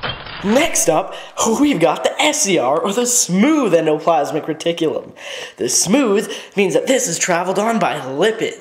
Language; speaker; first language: English; native; English